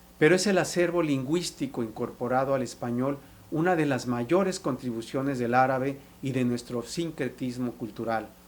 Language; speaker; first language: Spanish; native; Spanish